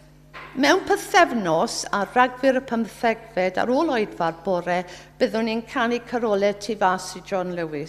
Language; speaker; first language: Welsh; native; Welsh